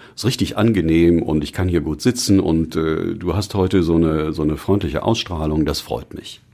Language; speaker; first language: German; native; German